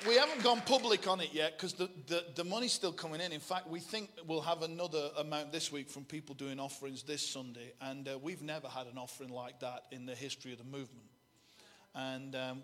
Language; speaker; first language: English; native; English